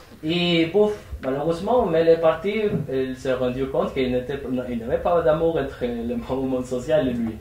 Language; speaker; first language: French; non-native, fluent; Spanish